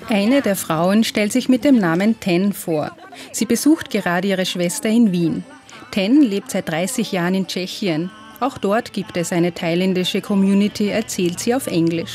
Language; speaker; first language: German; native; German